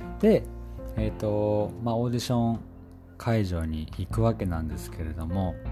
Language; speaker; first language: Japanese; native; Japanese